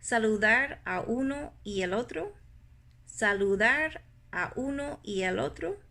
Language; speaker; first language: Spanish; non-native, fluent; English